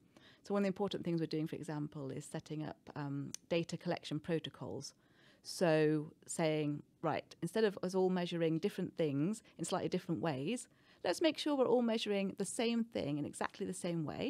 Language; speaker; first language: English; native; English